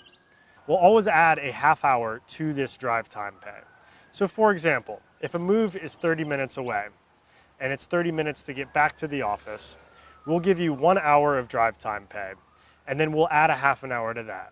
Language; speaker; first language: English; native; English